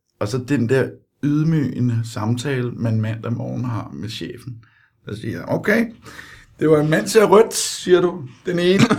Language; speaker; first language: Danish; native; Danish